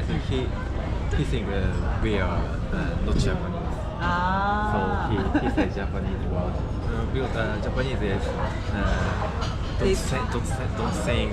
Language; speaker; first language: English; non-native, learner; Japanese